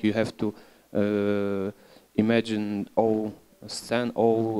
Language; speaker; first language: English; non-native, learner; Polish